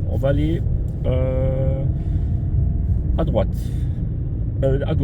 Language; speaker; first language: French; native; French